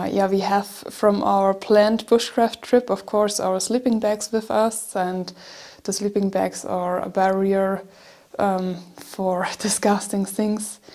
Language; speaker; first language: English; non-native, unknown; German